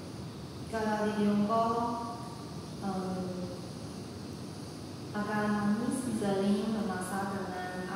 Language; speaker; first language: Indonesian; non-native, learner; Chinese